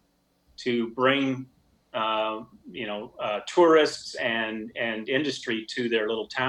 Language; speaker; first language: English; native; English